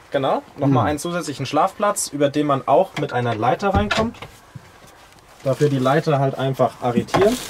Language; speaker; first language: German; native; German